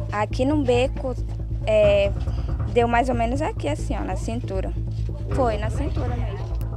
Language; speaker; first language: Portuguese; native; Portuguese